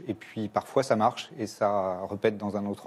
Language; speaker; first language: French; native; French